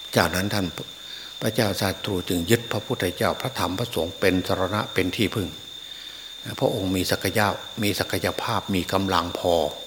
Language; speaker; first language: Thai; native; Thai